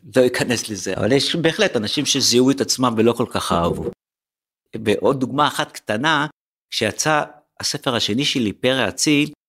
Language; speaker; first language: Hebrew; native; Hebrew